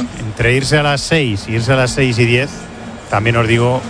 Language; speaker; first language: Spanish; native; Spanish